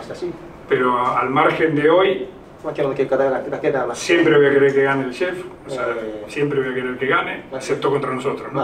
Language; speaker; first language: Spanish; native; Spanish